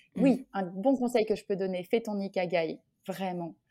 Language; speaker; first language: French; native; French